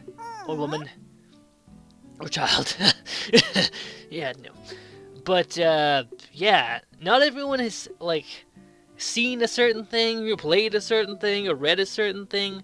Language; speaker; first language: English; native; English